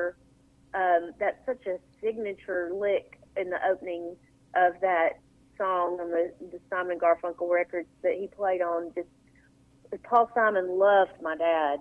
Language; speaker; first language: English; native; English